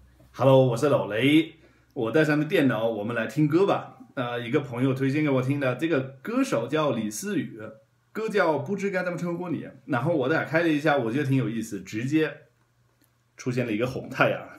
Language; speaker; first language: Chinese; non-native, fluent; German